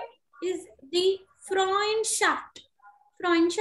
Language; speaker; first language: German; non-native, learner; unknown